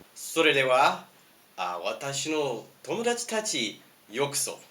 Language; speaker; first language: Japanese; non-native, learner; English